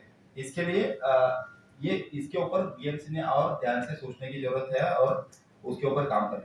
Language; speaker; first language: Hindi; non-native, local second language; Marathi